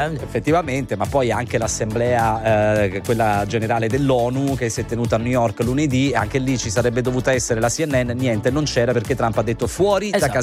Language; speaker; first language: Italian; native; Italian